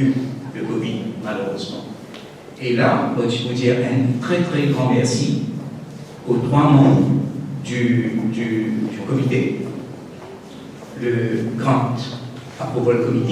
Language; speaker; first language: French; non-native, local second language; Morisyen